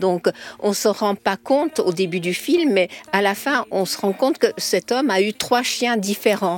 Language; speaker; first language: French; native; French